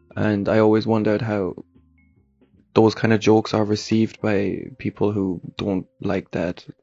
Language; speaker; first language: English; native; English